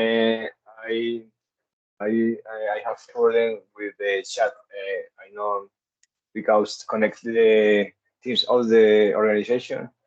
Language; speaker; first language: English; non-native, learner; Spanish